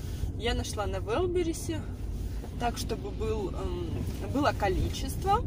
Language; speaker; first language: Russian; native; Russian